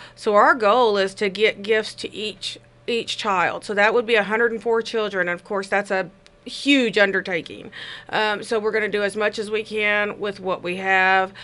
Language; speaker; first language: English; native; English